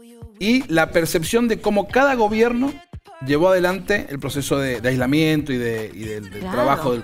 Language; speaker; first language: Spanish; native; Spanish